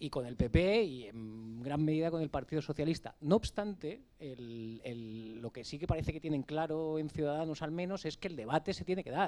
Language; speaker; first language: Spanish; native; Spanish